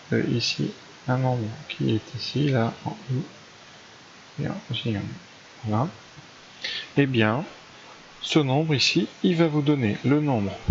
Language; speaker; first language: French; native; French